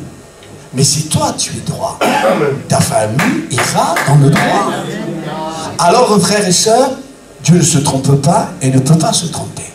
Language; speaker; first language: French; native; French